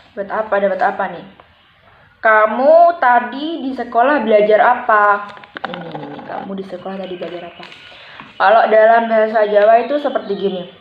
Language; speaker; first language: Indonesian; non-native, local second language; Javanese